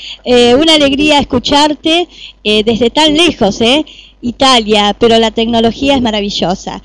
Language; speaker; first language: Spanish; native; Spanish